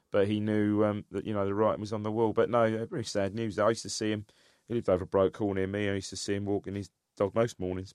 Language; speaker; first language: English; native; English